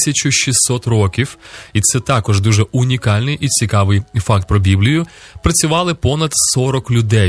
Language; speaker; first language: Ukrainian; native; Ukrainian